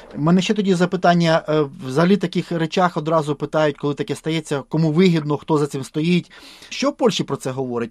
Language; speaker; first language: Ukrainian; native; Ukrainian